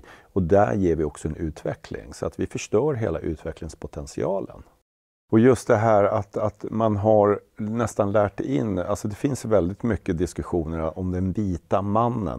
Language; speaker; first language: Swedish; native; Swedish